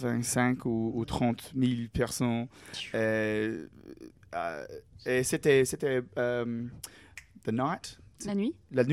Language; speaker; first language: French; non-native, learner; English